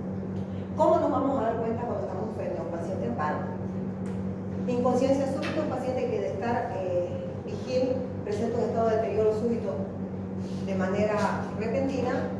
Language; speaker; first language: Spanish; native; Spanish